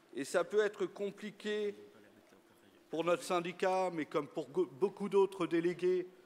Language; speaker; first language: French; native; French